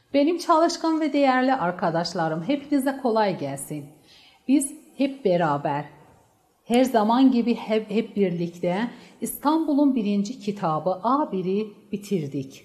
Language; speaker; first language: Turkish; non-native, fluent; Persian